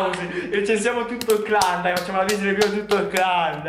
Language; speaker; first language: Italian; native; Italian